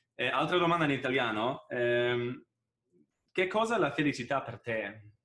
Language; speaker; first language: Italian; non-native, learner; English